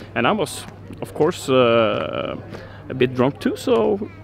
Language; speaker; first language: English; non-native, fluent; Norwegian